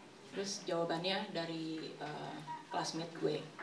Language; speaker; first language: Indonesian; early bilingual, heritage; Indonesian